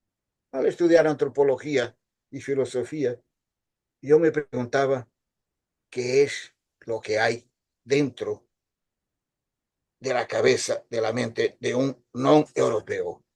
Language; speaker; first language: Spanish; non-native, fluent; Portuguese